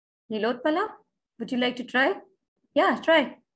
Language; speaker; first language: English; non-native, local second language; Bangla